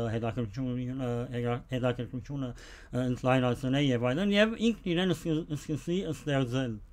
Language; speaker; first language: Armenian; early bilingual, heritage; Armenian